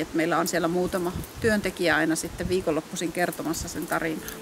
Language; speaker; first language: Finnish; native; Finnish